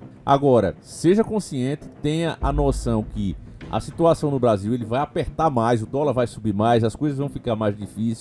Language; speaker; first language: Portuguese; native; Portuguese